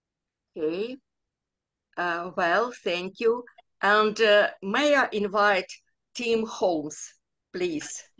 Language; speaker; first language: English; non-native, learner; Ukrainian